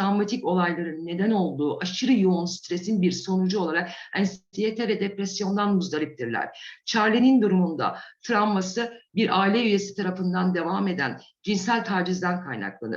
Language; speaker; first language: Turkish; native; Turkish